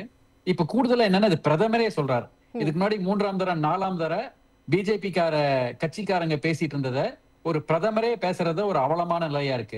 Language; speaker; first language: Tamil; native; Tamil